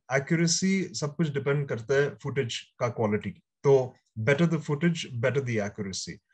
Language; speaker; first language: Hindi; native; Hindi